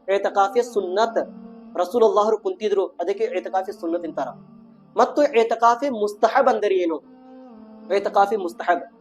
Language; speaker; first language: Kannada; non-native, local second language; Urdu